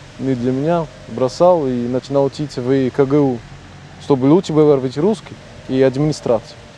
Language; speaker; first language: Russian; non-native, learner; Portuguese